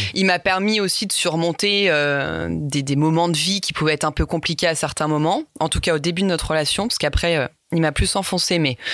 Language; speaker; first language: French; native; French